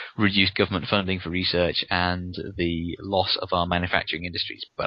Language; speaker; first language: English; native; English